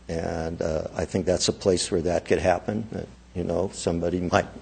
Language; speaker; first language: English; native; English